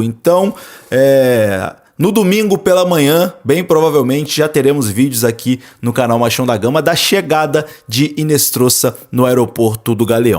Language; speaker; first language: Portuguese; native; Portuguese